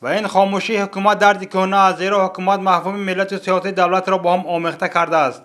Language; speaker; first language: Persian; native; Persian